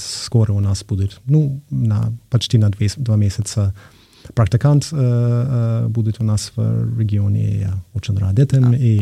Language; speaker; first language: Russian; non-native, fluent; English